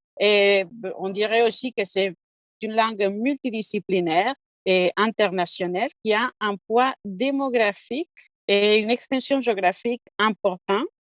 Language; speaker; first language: French; non-native, fluent; Spanish